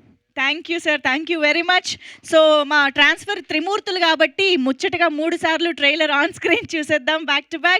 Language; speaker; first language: Telugu; native; Telugu